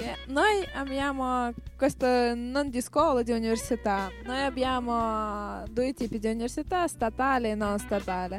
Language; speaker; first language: Italian; non-native, learner; Russian